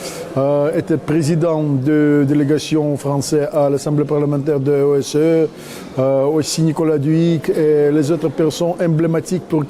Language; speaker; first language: French; non-native, learner; Russian